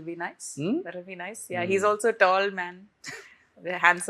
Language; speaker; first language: Telugu; non-native, fluent; Tamil